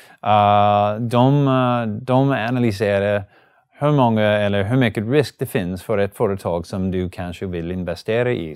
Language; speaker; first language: Swedish; non-native, learner; English